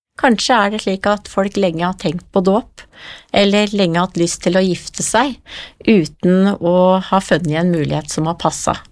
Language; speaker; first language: Norwegian; native; Norwegian